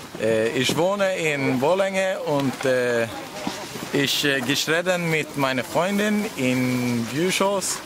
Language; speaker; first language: German; non-native, learner; Swedish